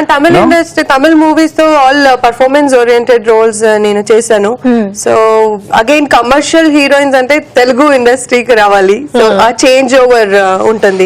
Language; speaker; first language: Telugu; non-native, learner; Kannada